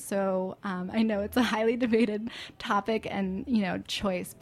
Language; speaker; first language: English; native; English